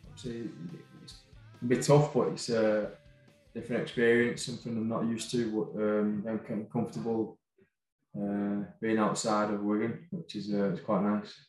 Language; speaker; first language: English; native; English